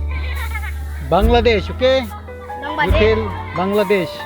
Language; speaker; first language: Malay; non-native, learner; Bangla